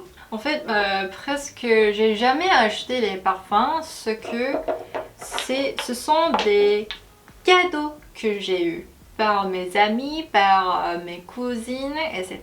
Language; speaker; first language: French; non-native, fluent; Korean